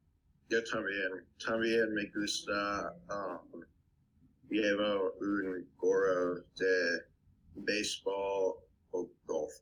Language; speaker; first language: Spanish; non-native, learner; English